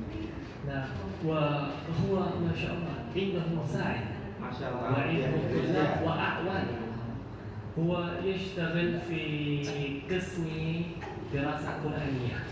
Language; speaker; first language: Arabic; non-native, fluent; Indonesian